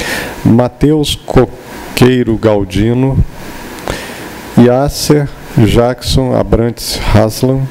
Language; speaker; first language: Portuguese; native; Portuguese